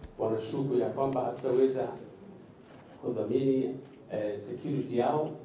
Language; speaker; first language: Swahili; non-native, local second language; Somali